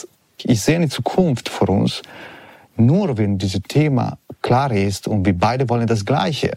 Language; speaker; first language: German; non-native, fluent; Italian